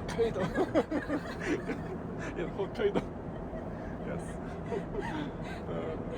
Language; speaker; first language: English; non-native, learner; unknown